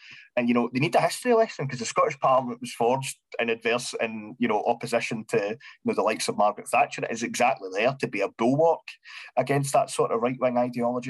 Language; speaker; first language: English; native; English